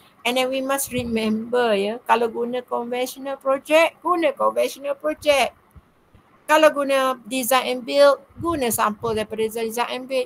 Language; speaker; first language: English; non-native, local second language; Malay